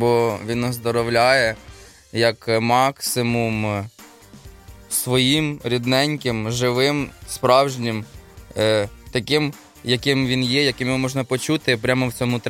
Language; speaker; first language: Ukrainian; non-native, local second language; Russian